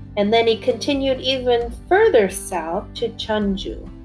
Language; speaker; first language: English; early bilingual, other home language; Korean